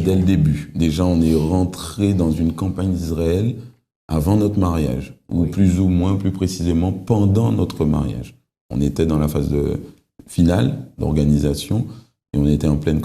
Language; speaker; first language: French; native; French